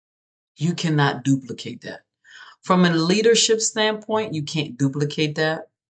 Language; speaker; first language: English; native; English